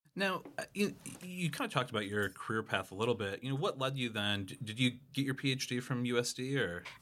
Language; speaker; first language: English; native; English